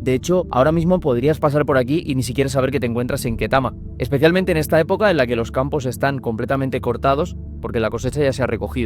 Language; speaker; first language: Spanish; native; Spanish